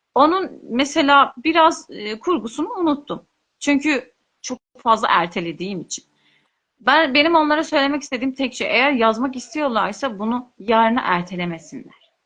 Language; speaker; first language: Turkish; non-native, local second language; Kurdish